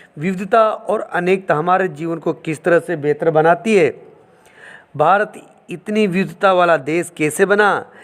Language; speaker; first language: Hindi; native; Hindi